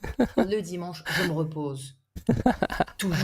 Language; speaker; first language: French; non-native, fluent; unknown